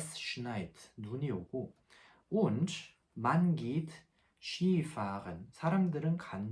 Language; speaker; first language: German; non-native, fluent; Korean